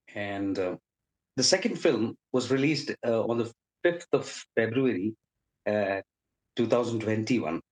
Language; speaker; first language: English; non-native, local second language; Malayalam